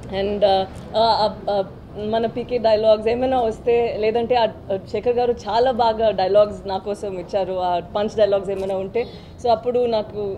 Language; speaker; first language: Telugu; non-native, learner; Tamil